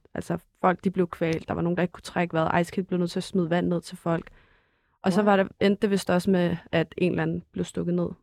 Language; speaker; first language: Danish; early bilingual, other home language; Armenian